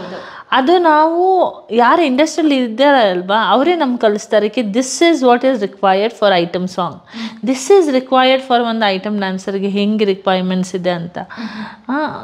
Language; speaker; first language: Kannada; non-native, local second language; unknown